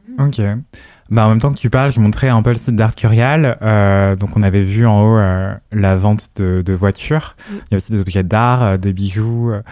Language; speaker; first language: French; native; French